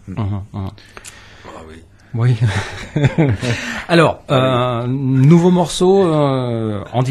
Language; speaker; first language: French; native; French